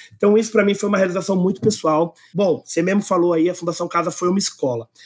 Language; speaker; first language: Portuguese; native; Portuguese